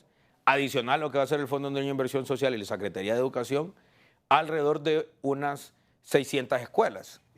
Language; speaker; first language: Spanish; native; Spanish